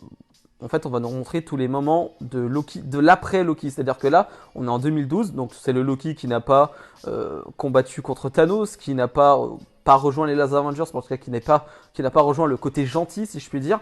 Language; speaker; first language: French; native; French